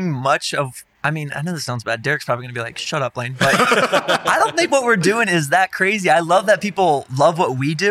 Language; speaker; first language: English; native; English